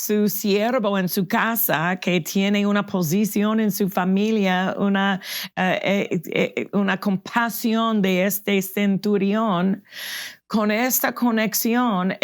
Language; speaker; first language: Spanish; non-native, fluent; English